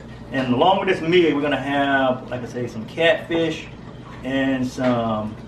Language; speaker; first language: English; native; English